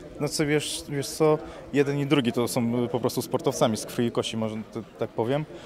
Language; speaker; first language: Polish; early bilingual, other home language; Armenian